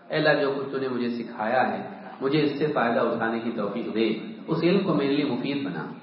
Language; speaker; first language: Urdu; native; Urdu